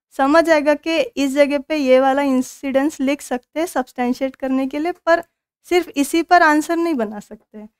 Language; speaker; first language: Hindi; non-native, local second language; Marathi